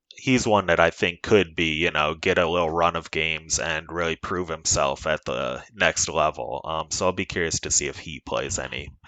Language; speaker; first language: English; native; English